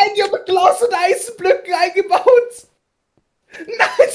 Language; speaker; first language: German; native; German